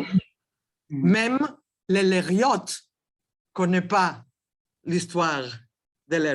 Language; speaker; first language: French; non-native, learner; Greek